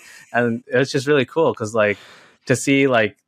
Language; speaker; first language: English; native; English